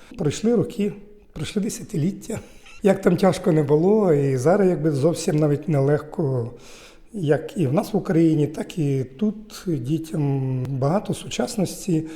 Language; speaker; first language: Ukrainian; native; Ukrainian